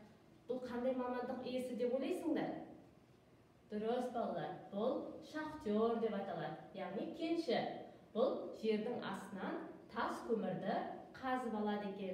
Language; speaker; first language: Kazakh; native; Kazakh